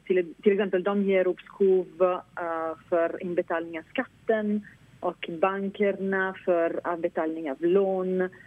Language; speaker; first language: Swedish; non-native, fluent; Italian